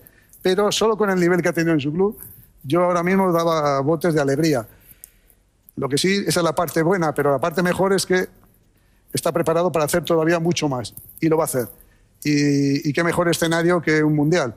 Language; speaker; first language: Spanish; native; Spanish